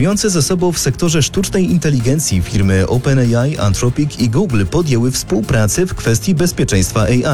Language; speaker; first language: Polish; native; Polish